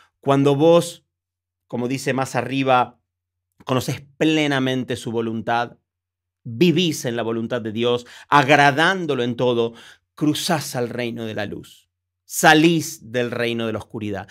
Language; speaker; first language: Spanish; native; Spanish